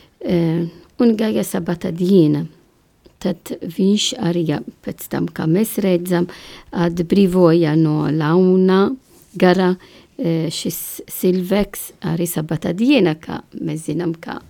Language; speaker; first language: Latvian; non-native, learner; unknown